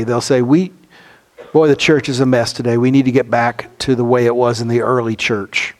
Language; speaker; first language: English; native; English